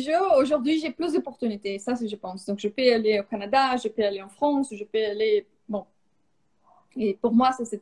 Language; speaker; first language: French; non-native, fluent; Portuguese